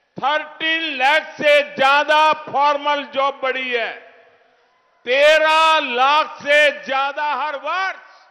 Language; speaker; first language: Hindi; non-native, local second language; Gujarati